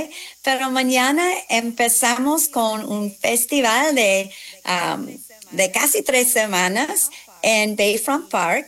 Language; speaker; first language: Spanish; non-native, fluent; English